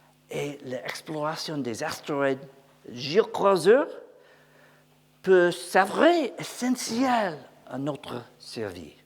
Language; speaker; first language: French; non-native, learner; English